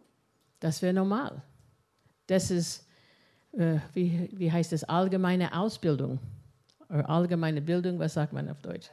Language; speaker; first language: German; non-native, fluent; English